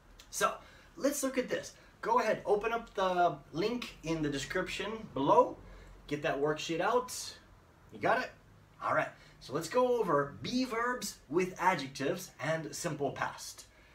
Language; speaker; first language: English; native; English